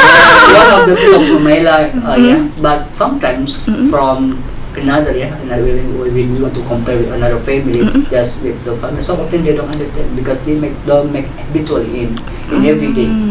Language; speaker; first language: English; non-native, learner; Indonesian